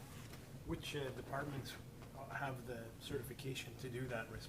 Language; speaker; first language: English; native; English